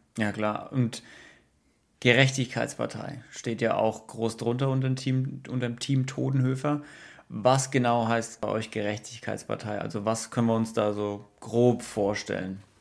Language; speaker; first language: German; native; German